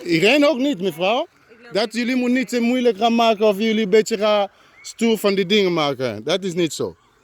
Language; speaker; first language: Dutch; non-native, learner; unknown